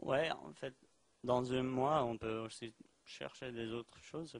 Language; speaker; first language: French; non-native, learner; Dutch